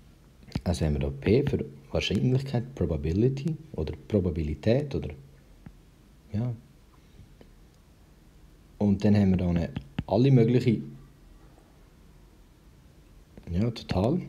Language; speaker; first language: German; early bilingual, other home language; Albanian